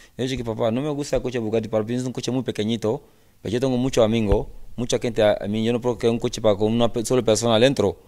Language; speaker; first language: Spanish; non-native, learner; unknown